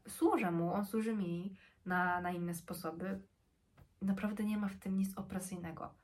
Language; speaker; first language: Polish; early bilingual, heritage; Polish